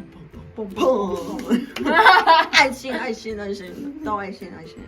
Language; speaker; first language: Chinese; non-native, fluent; Mongolian